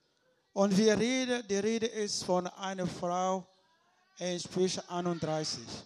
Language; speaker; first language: German; non-native, learner; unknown